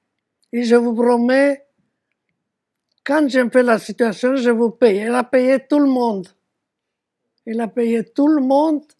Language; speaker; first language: French; non-native, fluent; Romanian